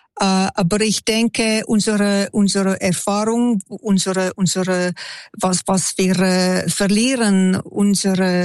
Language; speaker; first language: German; non-native, local second language; French